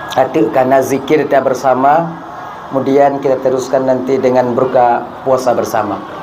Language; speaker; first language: Malay; non-native, local second language; Achinese